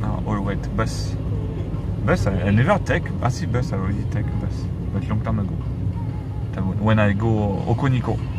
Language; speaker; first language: English; non-native, learner; French